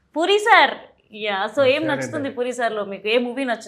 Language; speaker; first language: Telugu; native; Telugu